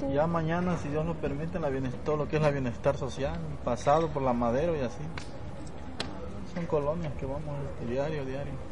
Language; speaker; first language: Spanish; native; Spanish